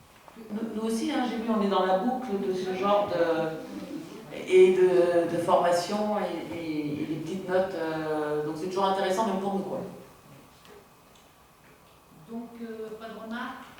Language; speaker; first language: French; native; French